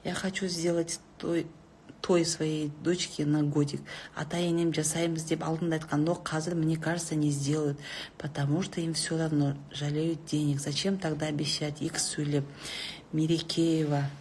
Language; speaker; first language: Russian; non-native, local second language; Kazakh